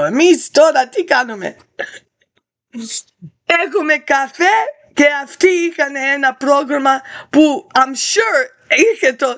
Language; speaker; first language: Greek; early bilingual, heritage; English